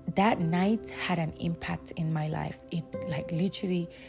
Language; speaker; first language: English; non-native, local second language; Yoruba